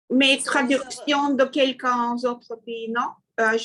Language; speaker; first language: French; non-native, learner; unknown